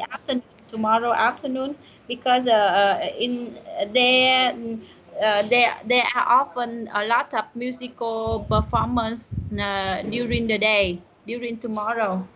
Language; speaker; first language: English; non-native, learner; Vietnamese